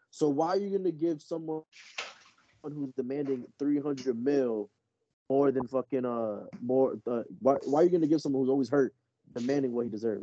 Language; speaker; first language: English; early bilingual, other home language; Spanish